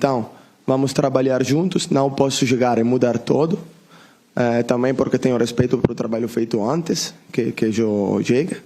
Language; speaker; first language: Portuguese; non-native, learner; Italian